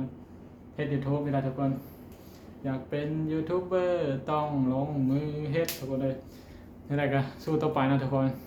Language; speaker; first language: Thai; non-native, local second language; Northeastern Thai